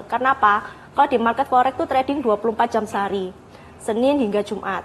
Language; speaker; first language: Indonesian; native; Indonesian